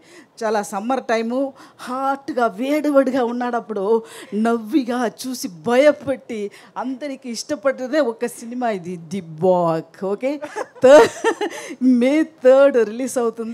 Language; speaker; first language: Telugu; non-native, learner; Tamil